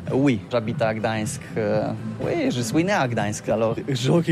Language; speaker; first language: French; non-native, learner; Polish